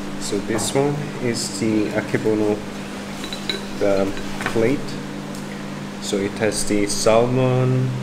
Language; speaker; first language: English; non-native, learner; Korean